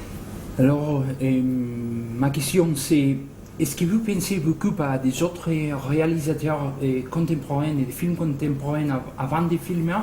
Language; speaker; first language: French; non-native, fluent; Spanish